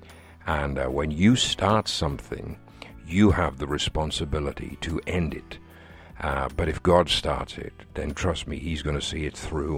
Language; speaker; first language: English; native; English